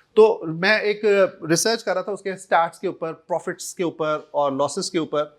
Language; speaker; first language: Urdu; non-native, local second language; Punjabi